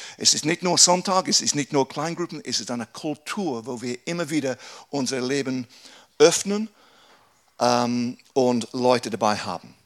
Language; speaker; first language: German; non-native, fluent; English